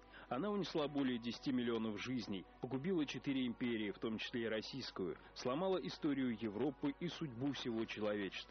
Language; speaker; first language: Russian; native; Russian